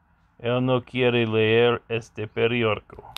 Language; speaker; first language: Spanish; non-native, learner; English